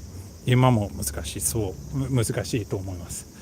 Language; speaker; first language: Japanese; non-native, learner; Swedish